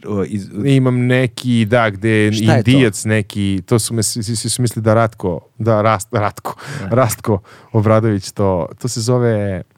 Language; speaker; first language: Serbian; native; Serbian